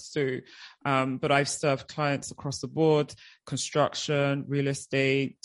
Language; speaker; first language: English; native; English